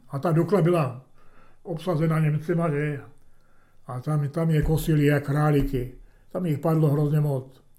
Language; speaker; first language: Czech; early bilingual, heritage; Czech